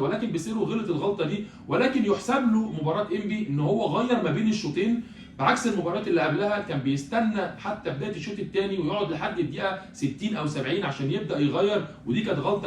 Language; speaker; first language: Arabic; native; Arabic